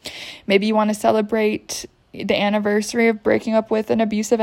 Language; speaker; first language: English; native; English